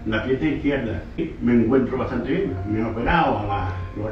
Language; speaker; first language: Spanish; native; Spanish